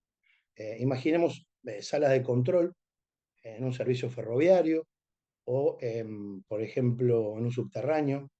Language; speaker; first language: Spanish; native; Spanish